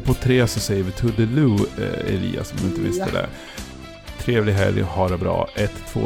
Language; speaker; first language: Swedish; native; Swedish